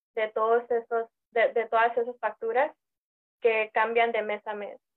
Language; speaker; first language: Spanish; early bilingual, heritage; Spanish